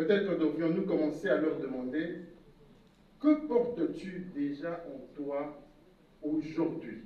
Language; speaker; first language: French; non-native, local second language; Lingala